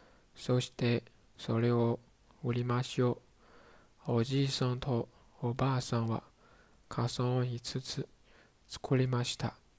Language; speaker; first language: Japanese; non-native, learner; Chinese